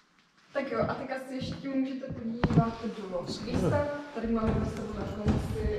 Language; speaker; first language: Czech; native; Czech